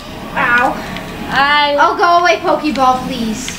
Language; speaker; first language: English; native; English